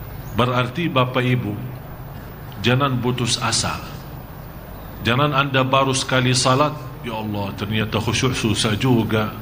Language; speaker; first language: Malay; non-native, fluent; Arabic